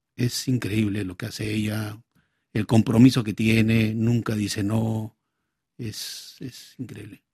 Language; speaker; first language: Spanish; native; Spanish